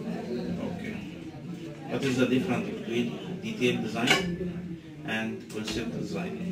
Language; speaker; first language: English; non-native, learner; Arabic